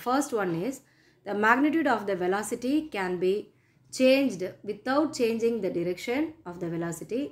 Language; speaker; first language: English; non-native, local second language; Tamil